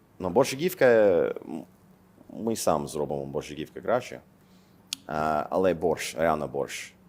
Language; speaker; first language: Ukrainian; non-native, learner; English